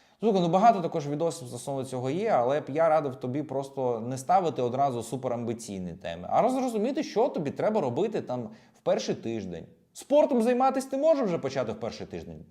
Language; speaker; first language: Ukrainian; non-native, local second language; Russian